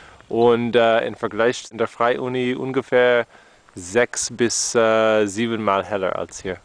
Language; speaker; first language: German; non-native, fluent; English